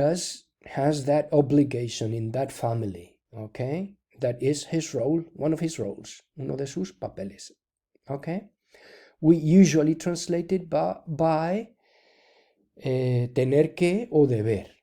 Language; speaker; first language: English; non-native, fluent; Spanish